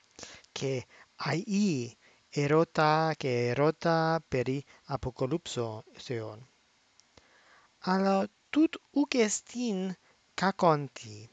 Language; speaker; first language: Greek; non-native, fluent; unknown